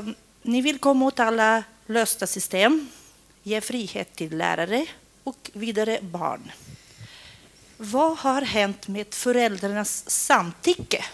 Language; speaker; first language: Swedish; non-native, fluent; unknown